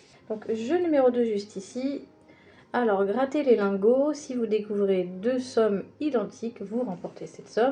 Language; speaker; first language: French; native; French